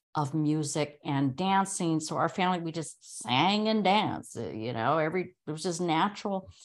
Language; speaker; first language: English; native; English